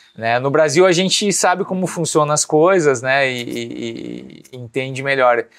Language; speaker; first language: Portuguese; native; Portuguese